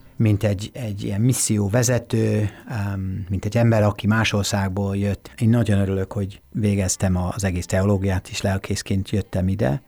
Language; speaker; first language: Hungarian; non-native, fluent; English